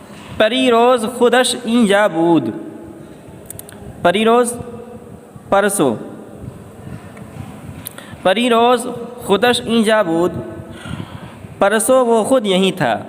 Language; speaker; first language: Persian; non-native, fluent; Urdu